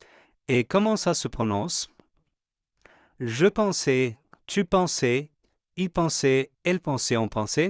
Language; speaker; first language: French; non-native, fluent; Spanish